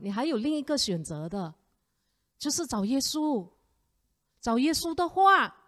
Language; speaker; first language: Chinese; native; Chinese